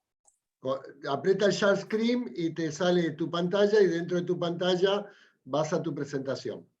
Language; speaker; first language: Spanish; native; Spanish